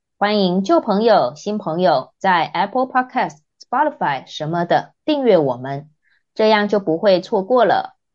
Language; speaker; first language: Chinese; native; Chinese